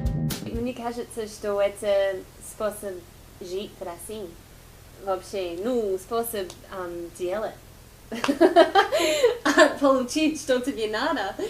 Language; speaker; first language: Russian; non-native, fluent; English